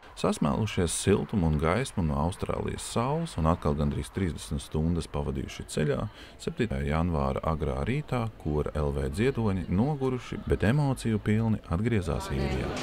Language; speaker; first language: Latvian; native; Latvian